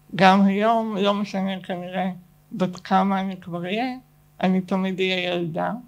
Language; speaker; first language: Hebrew; native; Hebrew